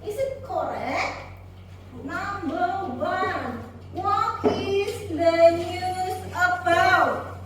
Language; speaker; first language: English; non-native, fluent; Indonesian